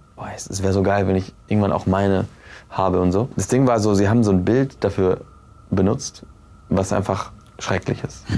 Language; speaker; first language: German; early bilingual, heritage; German